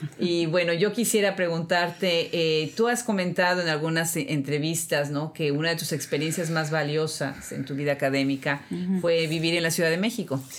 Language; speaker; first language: Spanish; native; Spanish